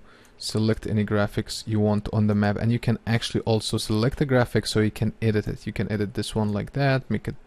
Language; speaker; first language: English; non-native, fluent; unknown